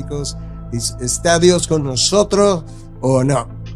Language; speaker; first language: Spanish; native; Spanish